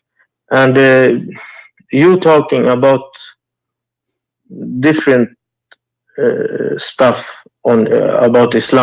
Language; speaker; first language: English; non-native, learner; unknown